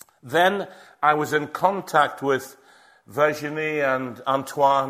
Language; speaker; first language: English; native; English